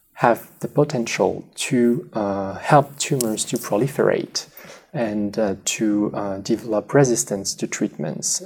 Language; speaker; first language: English; non-native, fluent; French